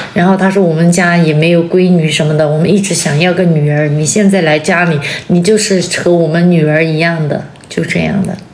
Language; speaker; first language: Chinese; non-native, local second language; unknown